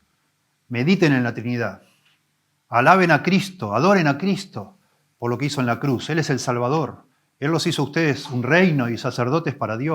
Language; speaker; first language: Spanish; native; Spanish